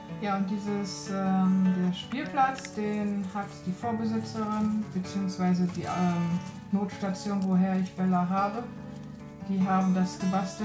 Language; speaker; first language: German; native; German